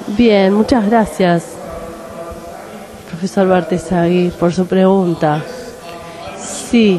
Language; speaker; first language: Spanish; non-native, fluent; Japanese